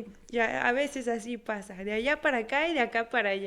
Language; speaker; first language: Spanish; native; Spanish